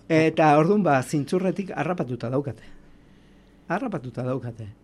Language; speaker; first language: Basque; native; Basque